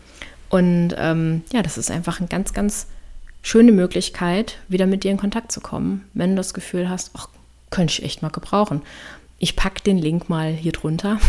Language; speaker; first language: German; native; German